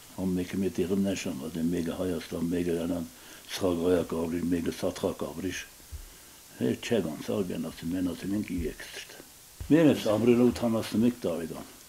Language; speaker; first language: Armenian; native; Armenian